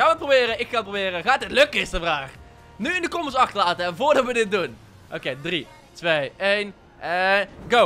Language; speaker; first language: Dutch; native; Dutch